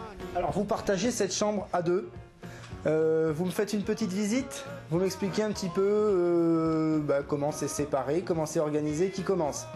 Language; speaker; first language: French; native; French